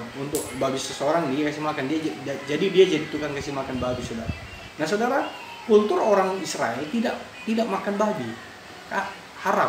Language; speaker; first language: Indonesian; native; Indonesian